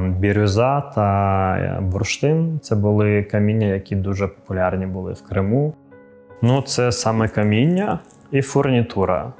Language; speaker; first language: Ukrainian; non-native, local second language; Crimean Tatar